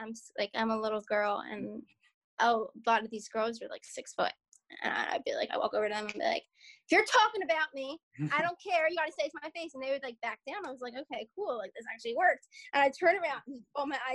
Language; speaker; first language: English; native; English